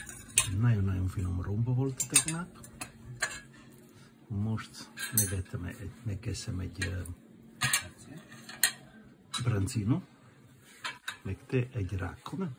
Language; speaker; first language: Hungarian; non-native, learner; Italian